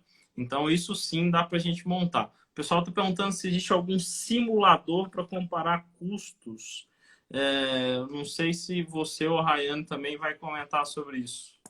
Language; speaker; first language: Portuguese; native; Portuguese